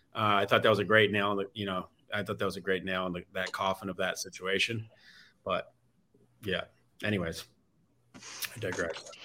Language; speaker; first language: English; native; English